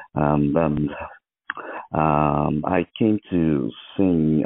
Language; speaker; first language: English; non-native, local second language; Mizo